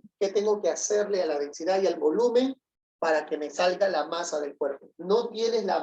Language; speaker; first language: Spanish; native; Spanish